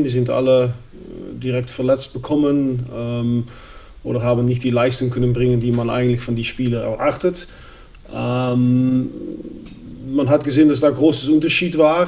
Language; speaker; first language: German; non-native, fluent; Dutch